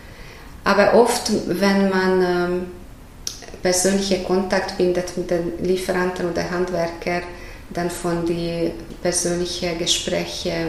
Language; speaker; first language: German; non-native, fluent; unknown